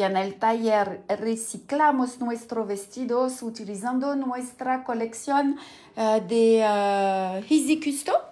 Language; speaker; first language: Spanish; non-native, learner; French